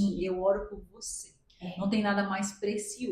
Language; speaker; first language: Portuguese; native; Portuguese